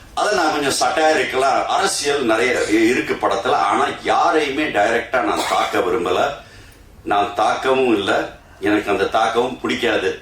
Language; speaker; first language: Tamil; early bilingual, heritage; Tamil